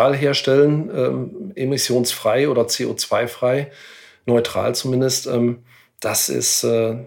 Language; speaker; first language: German; native; German